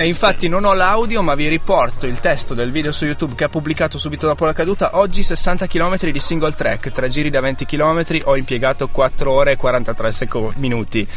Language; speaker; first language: Italian; native; Italian